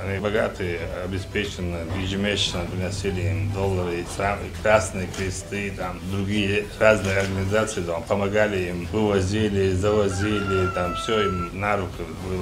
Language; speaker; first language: Russian; non-native, local second language; Chechen